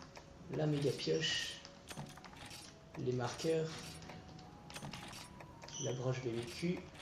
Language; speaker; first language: French; native; French